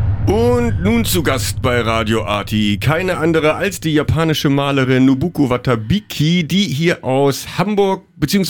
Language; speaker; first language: German; native; German